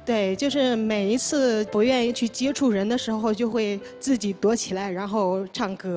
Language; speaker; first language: Chinese; native; Chinese